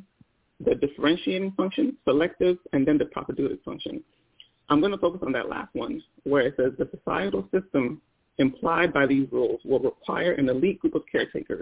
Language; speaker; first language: English; non-native, local second language; Igbo